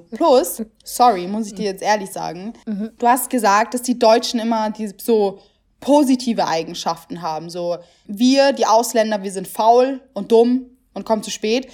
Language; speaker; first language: German; early bilingual, other home language; Italian